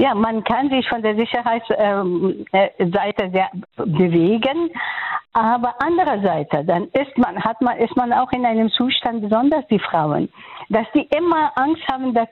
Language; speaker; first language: German; non-native, fluent; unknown